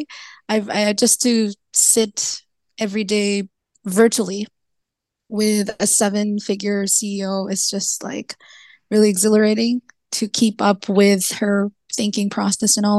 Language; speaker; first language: English; non-native, local second language; Cebuano